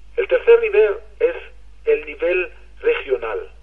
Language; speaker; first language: Spanish; non-native, fluent; Hebrew